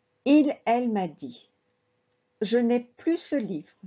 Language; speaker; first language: French; non-native, fluent; Spanish